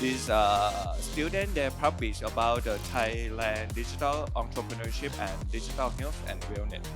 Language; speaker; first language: English; non-native, learner; Thai